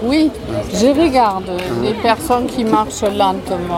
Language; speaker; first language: French; non-native, fluent; Spanish